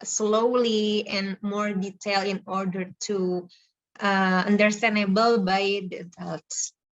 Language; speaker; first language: English; non-native, fluent; Indonesian